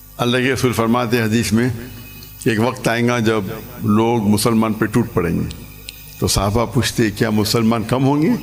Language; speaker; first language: Urdu; non-native, local second language; Konkani